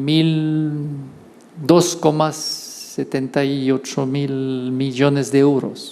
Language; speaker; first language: Spanish; non-native, fluent; French